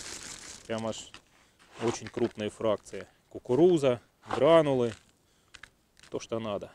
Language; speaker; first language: Russian; native; Russian